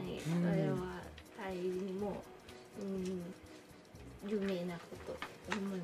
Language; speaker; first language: Japanese; non-native, learner; Thai